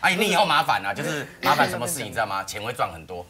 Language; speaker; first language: Chinese; native; Chinese